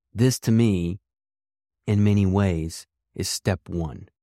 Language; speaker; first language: English; native; English